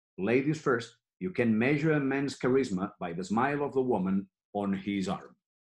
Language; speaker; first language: English; non-native, fluent; Catalan